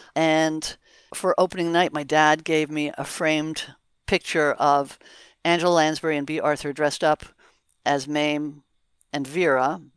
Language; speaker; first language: English; native; English